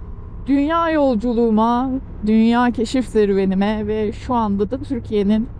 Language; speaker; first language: Turkish; native; Turkish